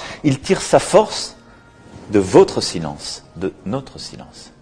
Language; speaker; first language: French; native; French